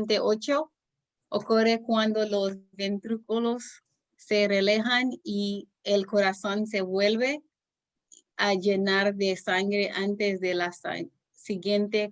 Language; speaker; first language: Spanish; non-native, learner; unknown